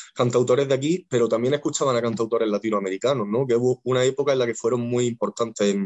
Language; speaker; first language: Spanish; native; Spanish